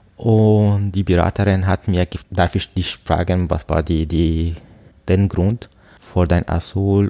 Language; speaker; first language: German; non-native, learner; Arabic